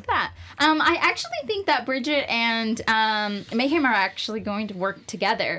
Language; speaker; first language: English; native; English